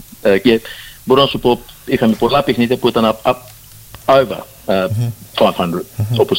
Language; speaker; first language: Greek; early bilingual, heritage; Greek